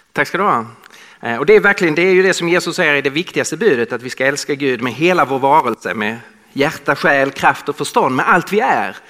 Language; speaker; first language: Swedish; native; Swedish